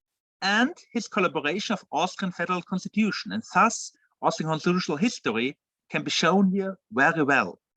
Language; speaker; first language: English; non-native, fluent; German